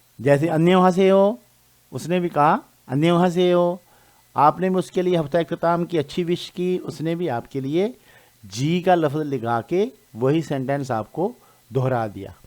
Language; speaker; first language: Urdu; non-native, local second language; Punjabi